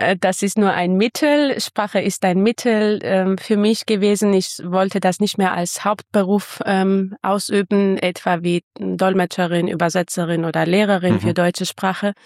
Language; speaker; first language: German; non-native, fluent; Armenian